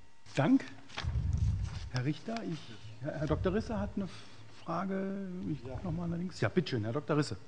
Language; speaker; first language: German; native; German